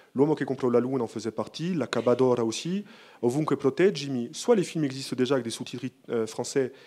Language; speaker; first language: French; native; French